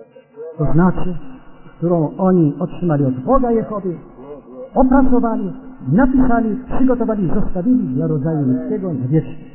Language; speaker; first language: Polish; native; Polish